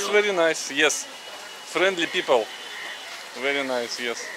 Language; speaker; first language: English; non-native, learner; Russian